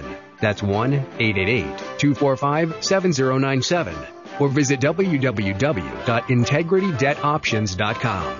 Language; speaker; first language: English; native; English